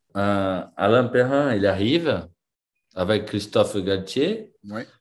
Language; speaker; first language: French; non-native, fluent; Portuguese